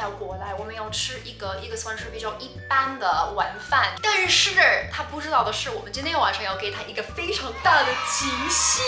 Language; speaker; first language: Chinese; non-native, fluent; English